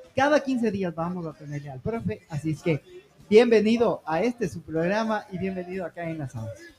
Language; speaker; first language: Spanish; native; Spanish